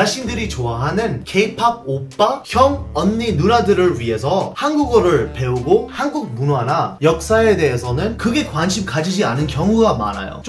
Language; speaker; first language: Korean; non-native, fluent; English